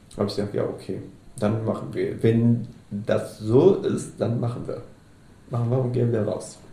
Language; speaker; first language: German; non-native, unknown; Arabic